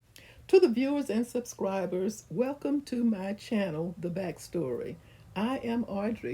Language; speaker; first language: English; native; English